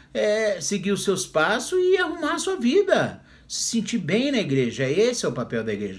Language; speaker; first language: Portuguese; native; Portuguese